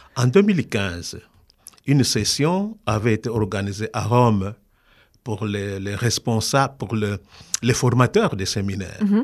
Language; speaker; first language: French; non-native, local second language; Kongo